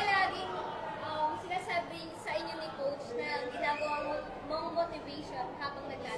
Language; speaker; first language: Filipino; native; Filipino